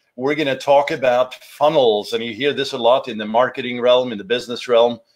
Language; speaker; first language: English; non-native, fluent; Norwegian